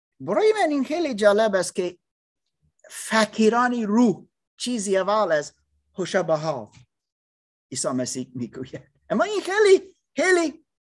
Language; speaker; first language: Persian; non-native, learner; English